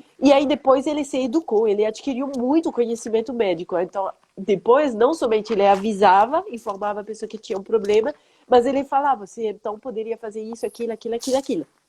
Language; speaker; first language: Portuguese; non-native, fluent; French